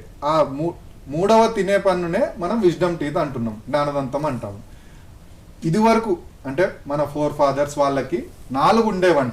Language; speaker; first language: Telugu; native; Telugu